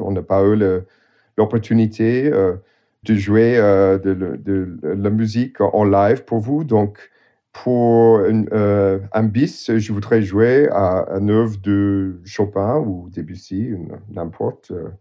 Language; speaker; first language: French; non-native, fluent; English